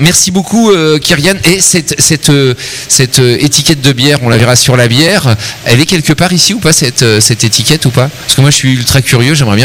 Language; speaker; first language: French; native; French